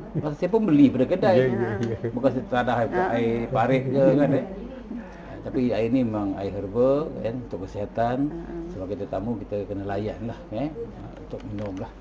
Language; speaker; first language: Malay; native; Malay